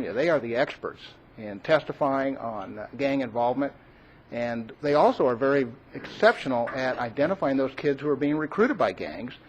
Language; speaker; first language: English; native; English